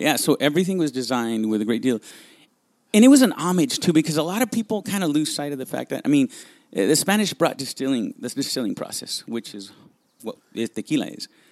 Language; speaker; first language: English; early bilingual, other home language; Spanish